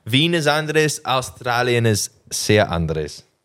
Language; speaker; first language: German; non-native, learner; English